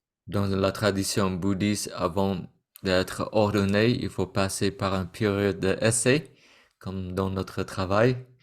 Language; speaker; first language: French; non-native, fluent; Vietnamese